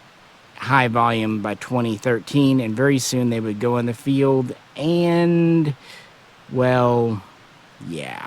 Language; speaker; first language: English; native; English